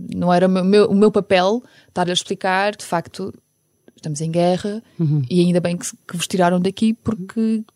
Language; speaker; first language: Portuguese; early bilingual, other home language; Ukrainian